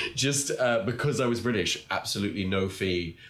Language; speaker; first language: English; native; English